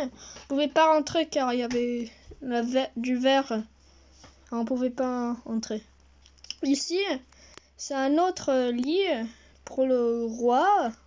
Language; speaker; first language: French; early bilingual, heritage; French